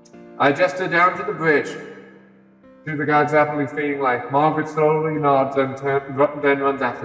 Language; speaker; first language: English; native; English